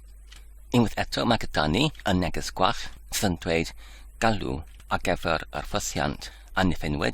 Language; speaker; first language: Welsh; non-native, fluent; English